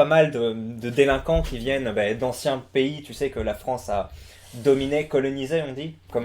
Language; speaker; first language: French; native; French